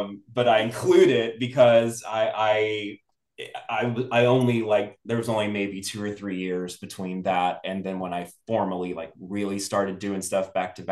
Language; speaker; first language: English; native; English